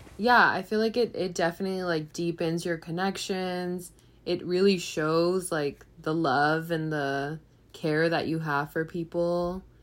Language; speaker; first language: English; native; English